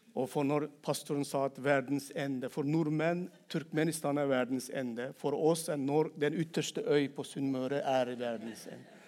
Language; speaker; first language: Norwegian; non-native, fluent; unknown